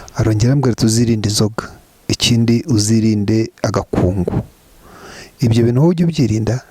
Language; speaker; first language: Kinyarwanda; native; Kinyarwanda